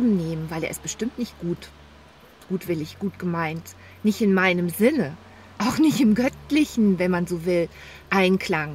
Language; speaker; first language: German; native; German